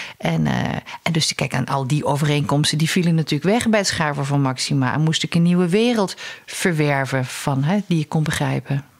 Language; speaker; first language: Dutch; native; Dutch